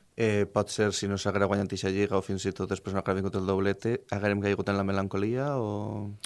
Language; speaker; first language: Catalan; native; Catalan